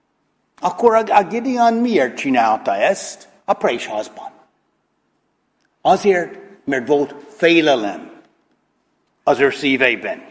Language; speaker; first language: Hungarian; non-native, fluent; English